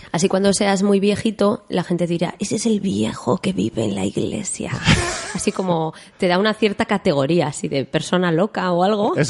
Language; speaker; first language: Spanish; native; Spanish